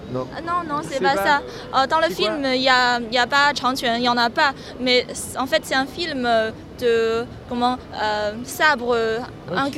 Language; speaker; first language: French; non-native, fluent; Chinese